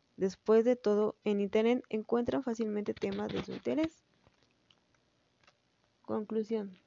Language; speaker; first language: Spanish; native; Spanish